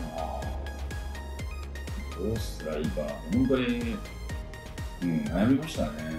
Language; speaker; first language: Japanese; native; Japanese